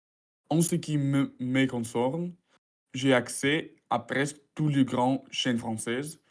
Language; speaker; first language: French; non-native, learner; Russian